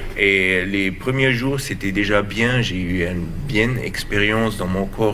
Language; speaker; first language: French; non-native, learner; German